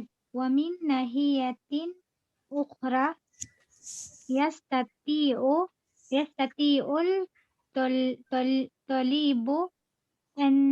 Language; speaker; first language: Arabic; non-native, learner; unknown